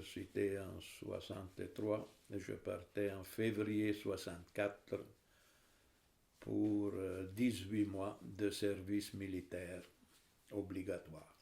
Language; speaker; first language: French; non-native, fluent; Italian